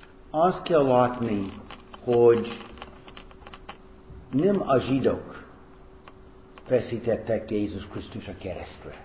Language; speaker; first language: Hungarian; non-native, fluent; English